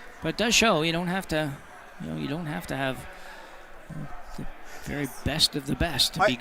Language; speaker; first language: English; native; English